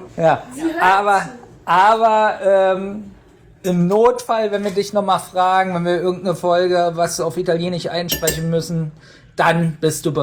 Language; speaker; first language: German; native; German